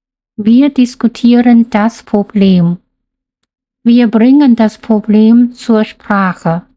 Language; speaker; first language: German; non-native, fluent; Chinese